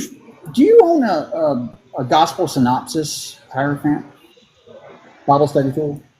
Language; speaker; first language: English; native; English